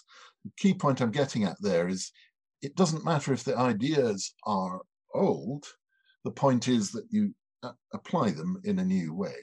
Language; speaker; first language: English; native; English